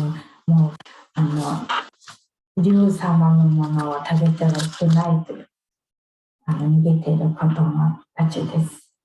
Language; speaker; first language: Japanese; non-native, fluent; Mongolian